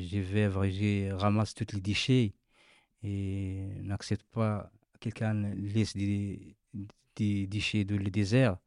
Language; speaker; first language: French; non-native, learner; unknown